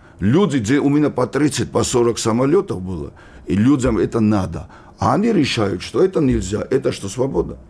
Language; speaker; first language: Russian; non-native, local second language; Georgian